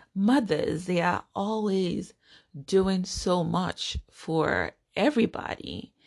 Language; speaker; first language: English; non-native, local second language; Igbo